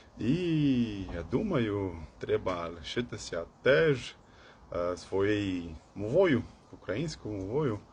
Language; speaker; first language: Ukrainian; non-native, learner; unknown